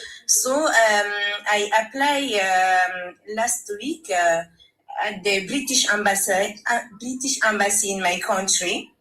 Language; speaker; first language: English; non-native, learner; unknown